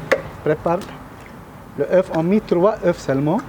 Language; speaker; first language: French; non-native, learner; Arabic